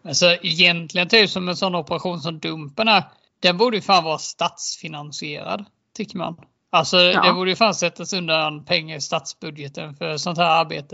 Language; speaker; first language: Swedish; native; Swedish